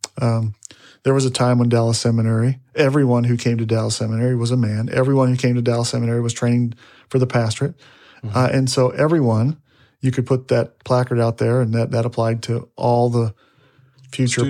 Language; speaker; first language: English; native; English